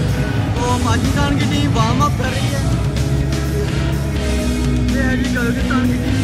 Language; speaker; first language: Urdu; non-native, local second language; Punjabi